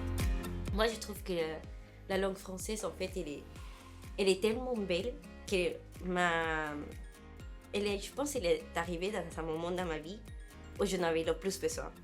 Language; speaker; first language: French; non-native, fluent; Spanish